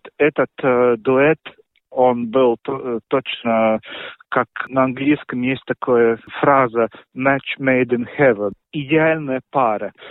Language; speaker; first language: Russian; non-native, local second language; Latvian